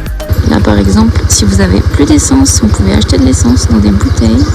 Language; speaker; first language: French; native; French